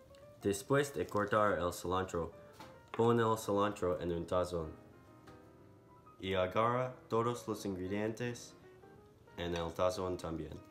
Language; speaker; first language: Spanish; non-native, learner; English